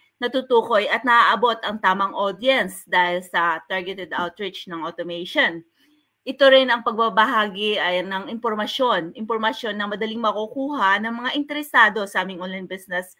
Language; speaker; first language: Filipino; native; Filipino